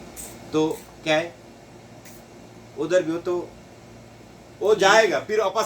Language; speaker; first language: Hindi; non-native, learner; Bangla